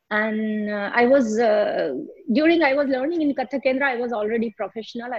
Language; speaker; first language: English; non-native, local second language; Hindi